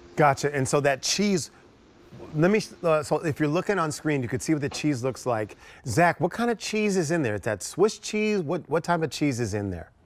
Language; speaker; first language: English; native; English